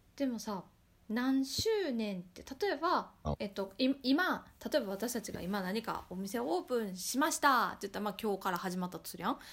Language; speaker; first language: Japanese; native; Japanese